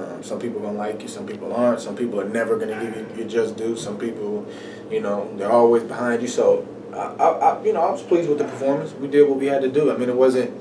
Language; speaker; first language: English; native; English